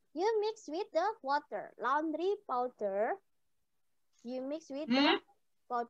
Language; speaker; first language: English; non-native, learner; Indonesian